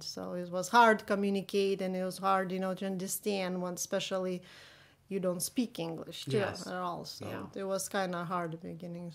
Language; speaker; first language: English; non-native, fluent; Lithuanian